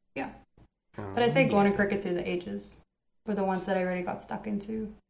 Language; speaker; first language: English; native; English